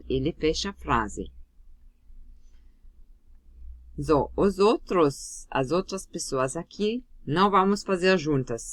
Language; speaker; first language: Portuguese; non-native, fluent; German